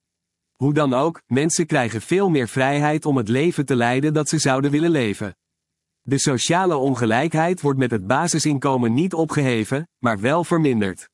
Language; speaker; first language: Dutch; native; Dutch